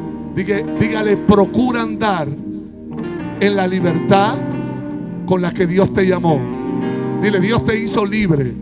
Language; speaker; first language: Spanish; native; Spanish